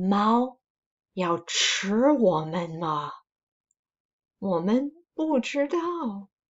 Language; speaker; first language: Chinese; non-native, fluent; English